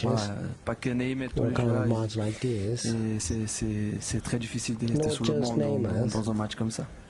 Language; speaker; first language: French; non-native, fluent; Portuguese